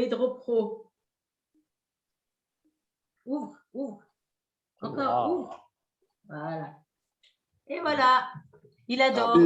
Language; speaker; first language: French; native; French